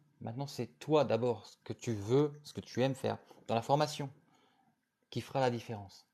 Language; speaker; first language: French; native; French